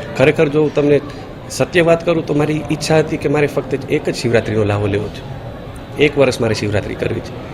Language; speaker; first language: Gujarati; early bilingual, heritage; Gujarati